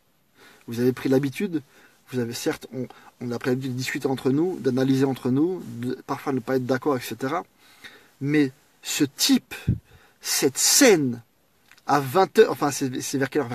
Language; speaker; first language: French; native; French